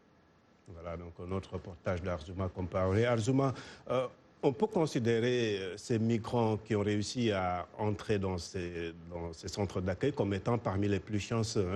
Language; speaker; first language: French; native; French